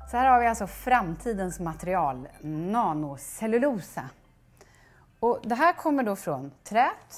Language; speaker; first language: Swedish; native; Swedish